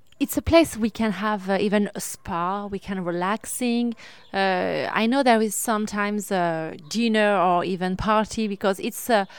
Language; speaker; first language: English; non-native, learner; French